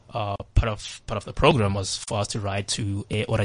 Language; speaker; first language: English; non-native, local second language; Zulu